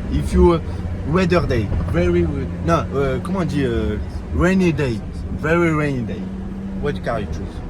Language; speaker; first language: English; non-native, learner; French